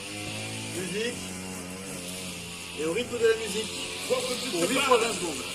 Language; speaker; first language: French; native; French